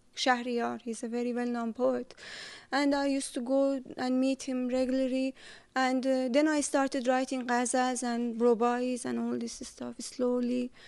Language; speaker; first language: English; non-native, fluent; Persian